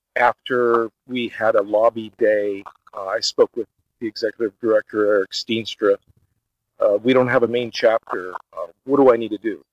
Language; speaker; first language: English; early bilingual, other home language; Portuguese